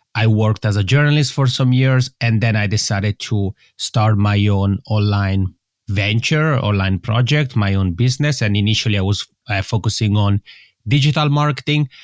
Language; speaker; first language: English; non-native, fluent; Italian